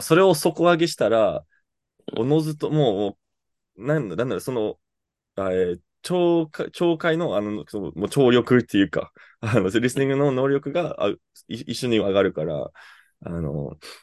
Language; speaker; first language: Japanese; non-native, fluent; English